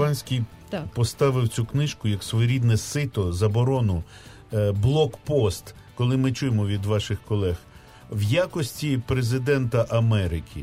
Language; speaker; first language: Ukrainian; native; Ukrainian